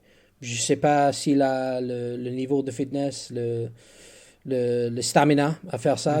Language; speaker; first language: French; non-native, fluent; English